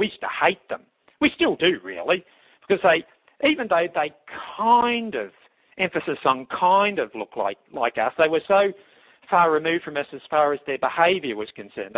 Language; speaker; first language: English; native; English